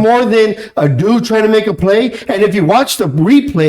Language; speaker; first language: English; native; English